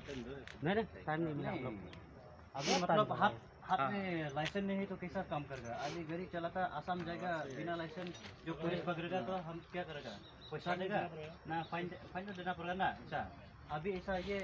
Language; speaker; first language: Hindi; non-native, local second language; Khasi